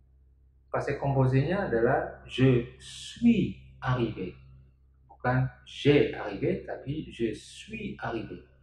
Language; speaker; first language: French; non-native, fluent; Indonesian